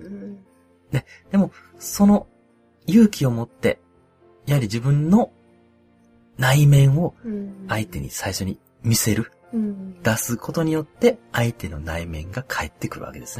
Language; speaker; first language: Japanese; native; Japanese